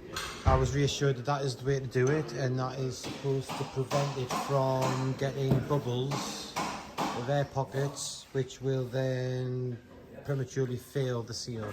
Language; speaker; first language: English; native; English